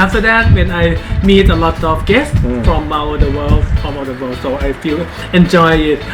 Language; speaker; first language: English; non-native, learner; Thai